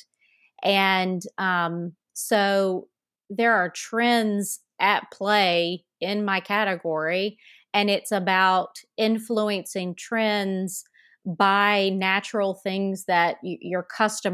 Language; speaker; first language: English; native; English